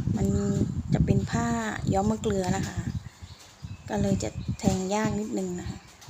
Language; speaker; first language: Thai; native; Thai